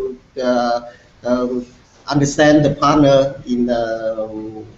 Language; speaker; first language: English; non-native, learner; Vietnamese